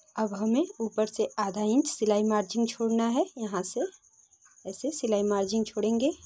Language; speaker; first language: Hindi; native; Hindi